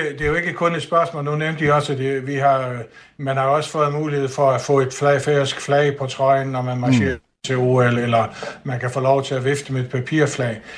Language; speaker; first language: Danish; non-native, local second language; Faroese